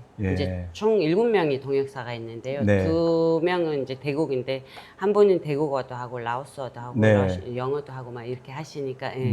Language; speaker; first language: Korean; non-native, fluent; Mongolian